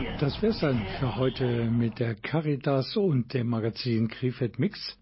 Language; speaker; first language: German; native; German